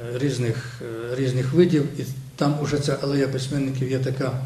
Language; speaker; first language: Ukrainian; native; Ukrainian